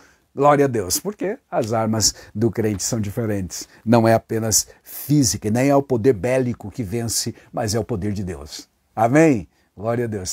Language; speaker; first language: Portuguese; native; Portuguese